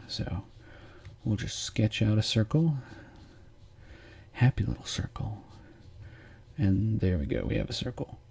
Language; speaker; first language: English; native; English